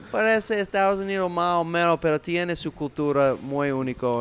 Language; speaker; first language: Spanish; non-native, learner; English